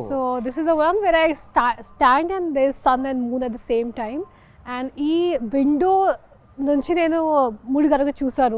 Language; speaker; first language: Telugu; non-native, local second language; Hindi